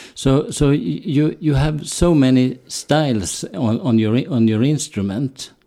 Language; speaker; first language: English; non-native, fluent; Swedish